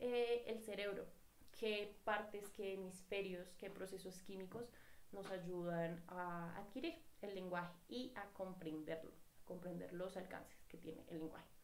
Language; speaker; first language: Spanish; native; Spanish